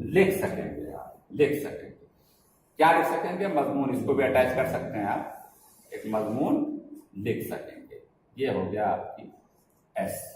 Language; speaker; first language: Urdu; native; Urdu